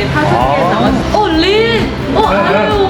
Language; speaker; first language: Korean; non-native, learner; Vietnamese